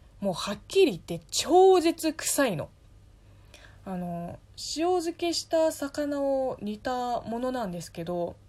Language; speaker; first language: Japanese; non-native, fluent; Chinese